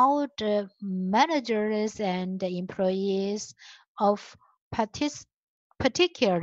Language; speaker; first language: English; non-native, learner; Chinese